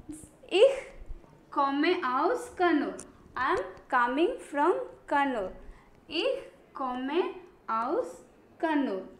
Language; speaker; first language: German; non-native, learner; Malayalam